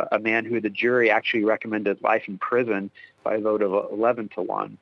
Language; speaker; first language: English; native; English